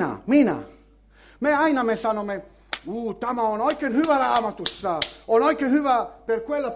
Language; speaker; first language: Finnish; non-native, learner; Italian